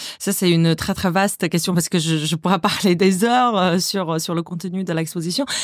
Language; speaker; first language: French; non-native, fluent; Chinese